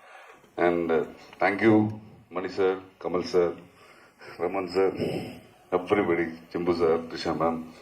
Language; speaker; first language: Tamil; non-native, learner; Malayalam